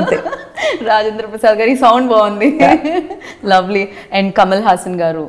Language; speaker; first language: Telugu; native; Telugu